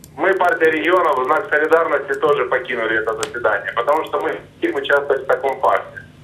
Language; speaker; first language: Russian; native; Russian